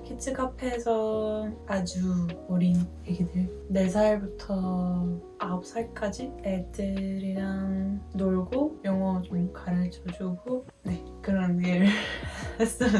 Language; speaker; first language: Korean; non-native, fluent; Dutch